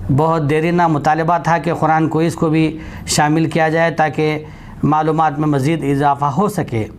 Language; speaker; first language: Urdu; native; Urdu